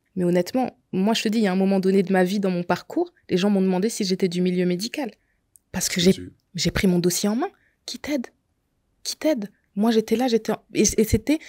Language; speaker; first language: French; native; French